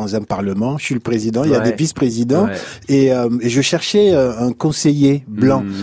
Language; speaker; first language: French; non-native, local second language; Hausa